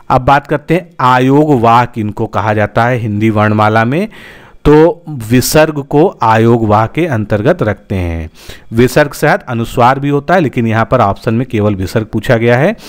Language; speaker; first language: Hindi; native; Hindi